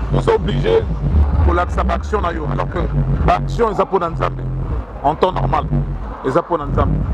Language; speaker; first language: French; early bilingual, other home language; Lingala